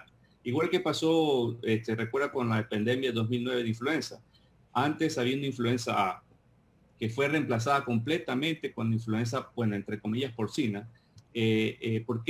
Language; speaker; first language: Spanish; native; Spanish